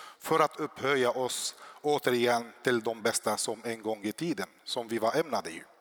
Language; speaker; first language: Swedish; non-native, fluent; Arabic